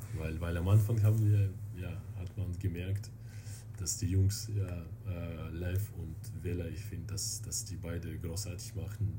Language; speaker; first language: German; non-native, fluent; Russian